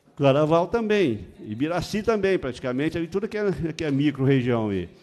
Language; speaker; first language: Portuguese; native; Portuguese